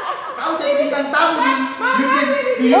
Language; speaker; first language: Indonesian; native; Indonesian